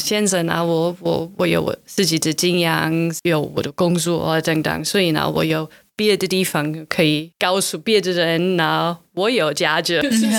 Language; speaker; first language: Chinese; non-native, fluent; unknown